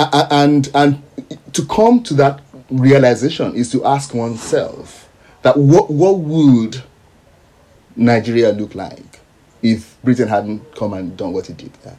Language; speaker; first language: English; non-native, local second language; Yoruba